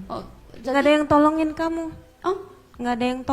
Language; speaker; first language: Indonesian; native; Indonesian